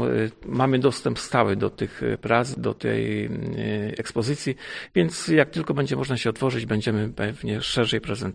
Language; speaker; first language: Polish; native; Polish